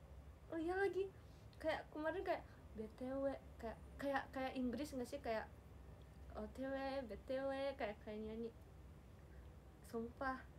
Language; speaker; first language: Indonesian; non-native, fluent; Japanese